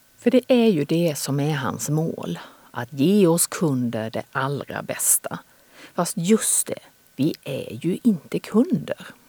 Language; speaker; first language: Swedish; native; Swedish